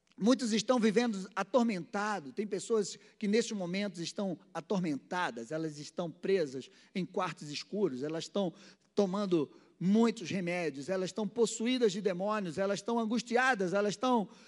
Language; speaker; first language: Portuguese; native; Portuguese